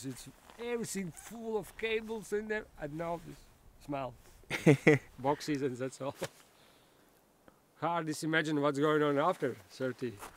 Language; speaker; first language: English; non-native, learner; Latvian